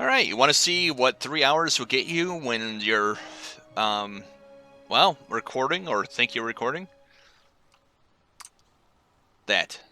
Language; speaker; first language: English; native; English